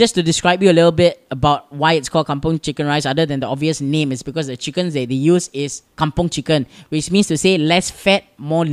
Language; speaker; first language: English; native; English